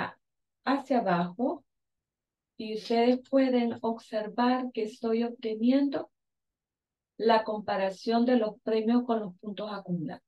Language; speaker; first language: Spanish; native; Spanish